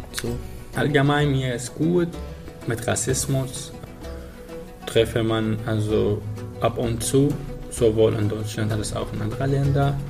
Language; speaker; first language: German; non-native, learner; Arabic